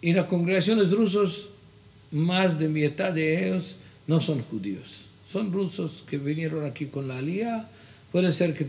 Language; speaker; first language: Spanish; non-native, fluent; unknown